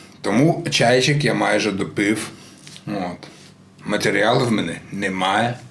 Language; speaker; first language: Ukrainian; non-native, local second language; Russian